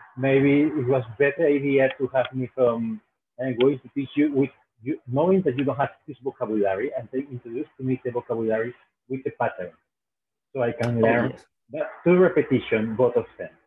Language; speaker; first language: English; non-native, fluent; Spanish